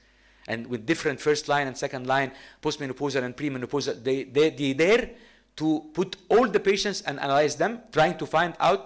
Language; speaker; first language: English; non-native, fluent; Arabic